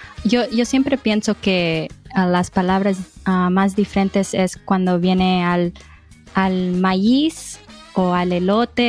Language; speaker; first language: Spanish; early bilingual, heritage; Spanish